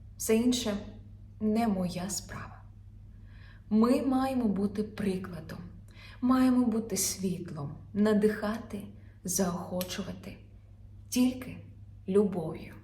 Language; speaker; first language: Ukrainian; non-native, local second language; Russian